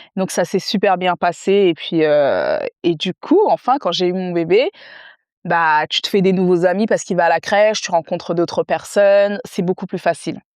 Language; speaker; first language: French; early bilingual, other home language; Wolof